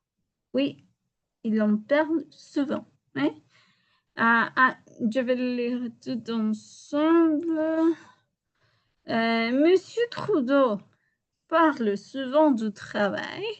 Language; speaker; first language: French; non-native, learner; Spanish